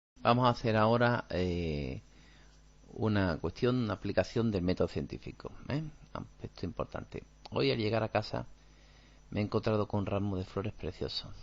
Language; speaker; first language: Spanish; native; Spanish